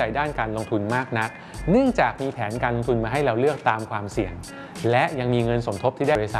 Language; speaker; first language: Thai; native; Thai